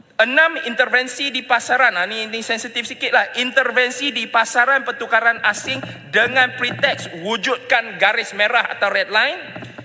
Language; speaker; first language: Malay; non-native, local second language; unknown